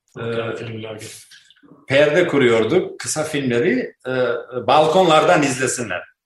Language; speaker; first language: Turkish; non-native, learner; Albanian